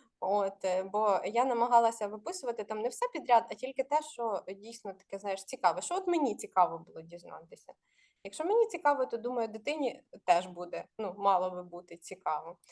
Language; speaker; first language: Ukrainian; native; Ukrainian